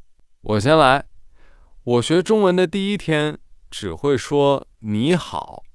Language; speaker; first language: Chinese; non-native, fluent; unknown